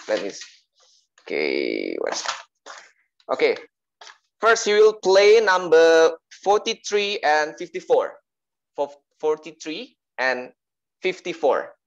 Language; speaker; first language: English; non-native, learner; Indonesian